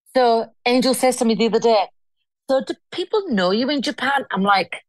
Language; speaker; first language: English; native; English